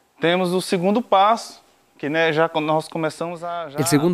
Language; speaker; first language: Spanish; non-native, learner; Portuguese